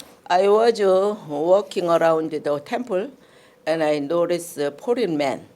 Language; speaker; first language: English; non-native, learner; Korean